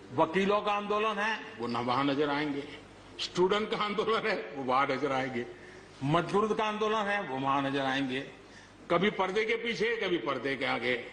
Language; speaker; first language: Hindi; non-native, local second language; Gujarati